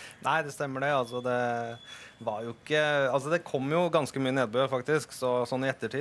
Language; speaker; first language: Norwegian; native; Norwegian